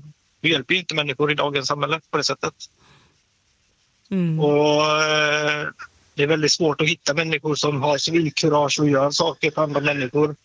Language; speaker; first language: Swedish; native; Swedish